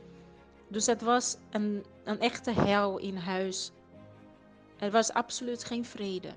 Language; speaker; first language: Dutch; non-native, fluent; Portuguese